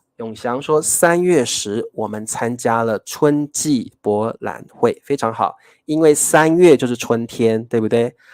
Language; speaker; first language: Chinese; native; Chinese